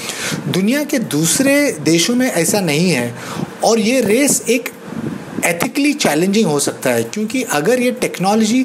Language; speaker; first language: Hindi; native; Hindi